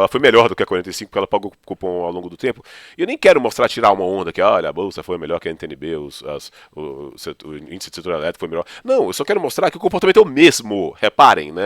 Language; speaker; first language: Portuguese; native; Portuguese